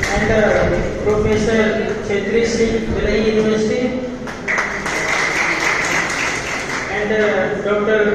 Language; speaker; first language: English; non-native, local second language; Hindi